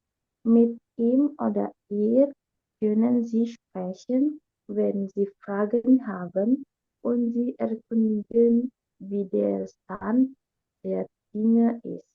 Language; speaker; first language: German; non-native, learner; Indonesian